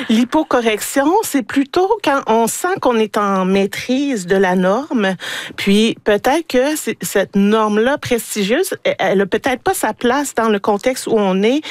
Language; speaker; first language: French; native; French